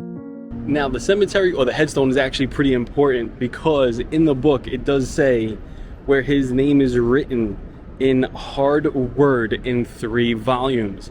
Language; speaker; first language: English; native; English